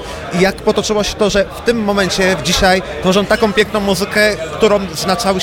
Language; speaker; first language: Polish; native; Polish